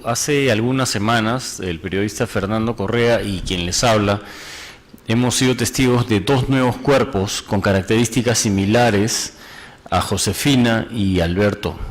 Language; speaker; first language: Spanish; native; Spanish